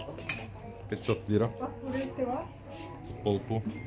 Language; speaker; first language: Russian; non-native, learner; Turkish